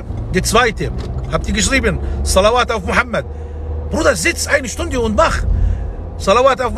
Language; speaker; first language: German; non-native, fluent; Arabic